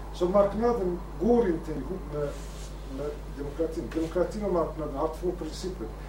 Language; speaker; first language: Swedish; non-native, fluent; Kurdish